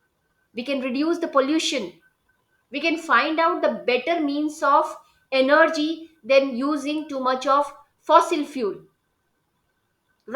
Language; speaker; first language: English; non-native, local second language; Hindi